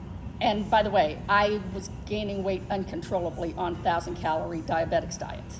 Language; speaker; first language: English; native; English